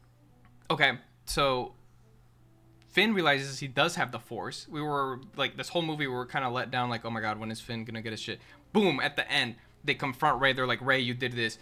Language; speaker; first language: English; native; English